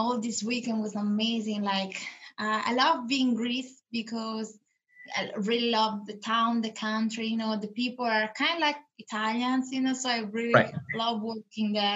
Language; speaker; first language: English; non-native, fluent; Italian